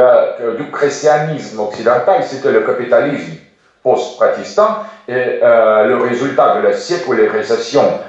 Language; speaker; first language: French; non-native, fluent; Russian